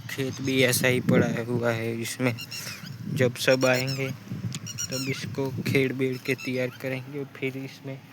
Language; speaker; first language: Hindi; non-native, local second language; Gujarati